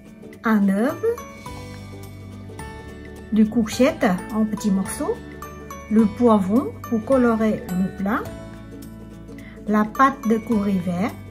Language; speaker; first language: French; non-native, learner; Thai